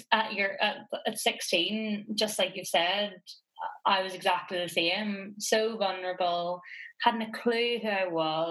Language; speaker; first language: English; native; English